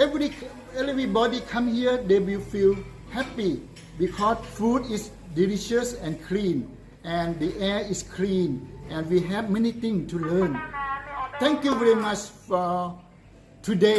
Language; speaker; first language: English; non-native, learner; Thai